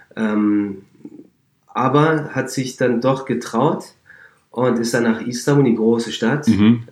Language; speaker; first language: German; early bilingual, other home language; Turkish